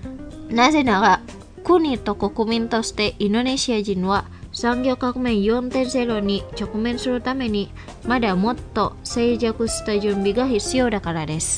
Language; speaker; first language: Japanese; non-native, fluent; Indonesian